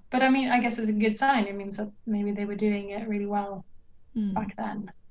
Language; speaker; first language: English; non-native, fluent; Norwegian